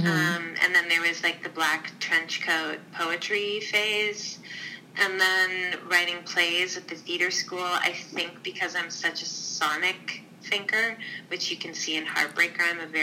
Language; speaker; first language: English; native; English